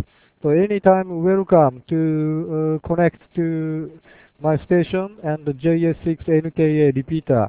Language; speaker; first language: English; non-native, learner; Japanese